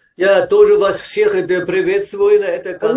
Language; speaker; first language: Russian; non-native, fluent; German